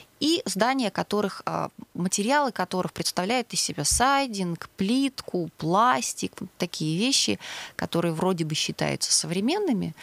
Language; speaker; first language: Russian; native; Russian